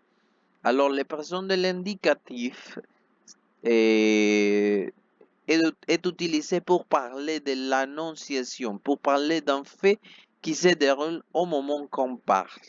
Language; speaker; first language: French; non-native, fluent; Spanish